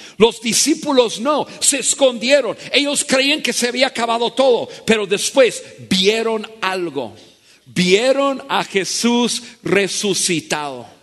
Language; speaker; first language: Spanish; non-native, fluent; English